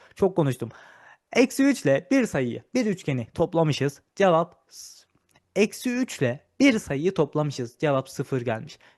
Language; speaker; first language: Turkish; native; Turkish